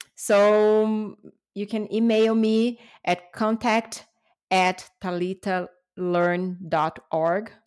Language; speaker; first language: English; non-native, fluent; Portuguese